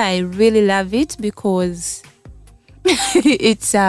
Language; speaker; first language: English; non-native, local second language; Ganda